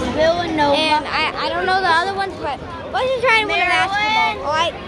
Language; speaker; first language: English; native; English